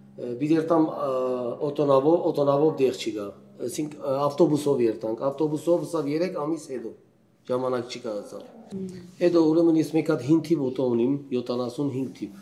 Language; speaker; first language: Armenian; early bilingual, heritage; Armenian